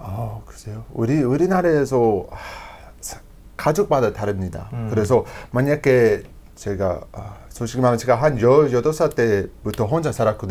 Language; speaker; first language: Korean; non-native, learner; English